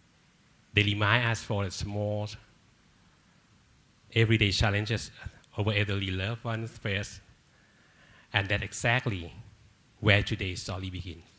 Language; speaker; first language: English; non-native, learner; Thai